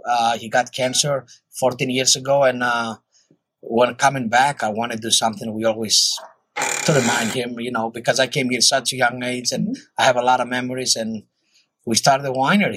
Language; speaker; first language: English; non-native, fluent; Greek